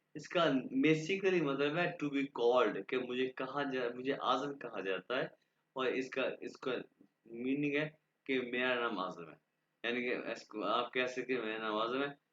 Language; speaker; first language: Urdu; non-native, local second language; Punjabi